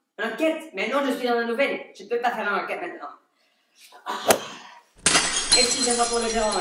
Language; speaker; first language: French; non-native, learner; Dutch